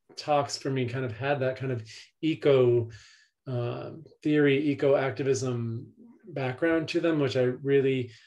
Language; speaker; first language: English; native; English